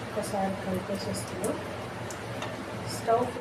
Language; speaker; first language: Telugu; native; Telugu